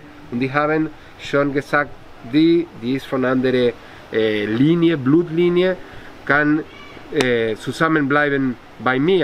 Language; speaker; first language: German; non-native, fluent; Spanish